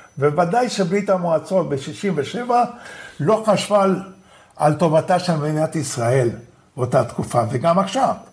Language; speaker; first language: Hebrew; non-native, fluent; Spanish